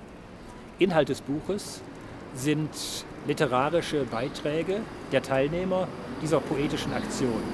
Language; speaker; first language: German; native; German